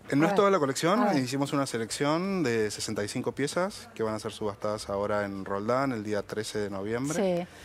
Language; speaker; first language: Spanish; native; Spanish